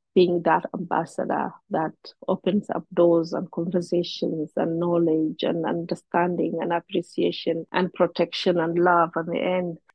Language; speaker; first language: English; non-native, local second language; Somali